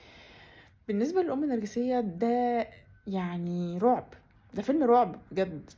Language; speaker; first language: Arabic; native; Arabic